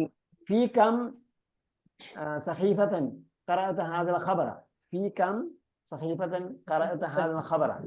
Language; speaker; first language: Arabic; non-native, learner; Malayalam